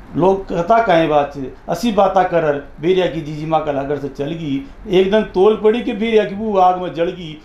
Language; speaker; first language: Hindi; native; Hindi